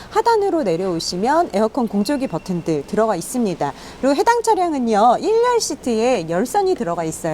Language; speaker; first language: Korean; native; Korean